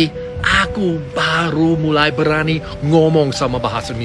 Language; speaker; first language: Indonesian; non-native, learner; English